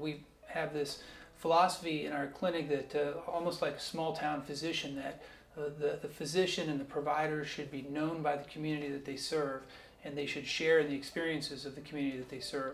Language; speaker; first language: English; native; English